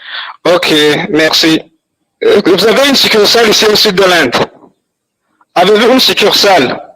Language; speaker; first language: French; non-native, fluent; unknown